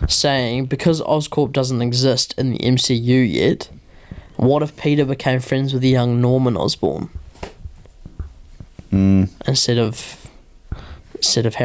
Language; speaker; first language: English; native; English